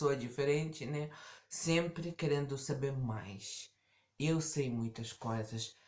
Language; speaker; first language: Portuguese; native; Portuguese